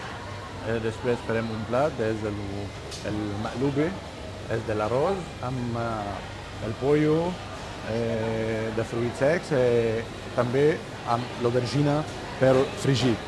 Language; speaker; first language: Catalan; non-native, learner; Arabic